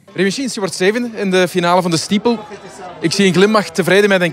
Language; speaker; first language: Dutch; native; Dutch